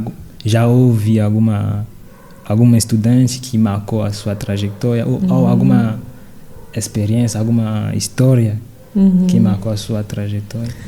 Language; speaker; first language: Portuguese; non-native, fluent; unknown